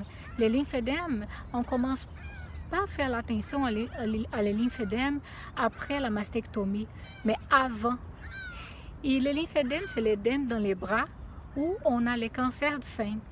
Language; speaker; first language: French; non-native, fluent; Portuguese